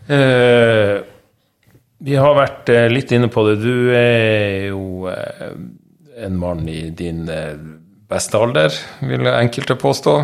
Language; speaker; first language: Norwegian; native; Norwegian